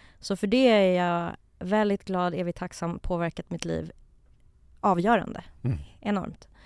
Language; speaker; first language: Swedish; early bilingual, other home language; Kurdish